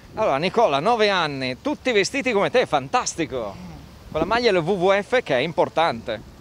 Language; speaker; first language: Italian; native; Italian